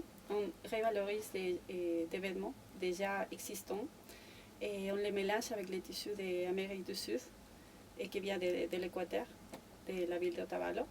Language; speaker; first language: French; non-native, fluent; Spanish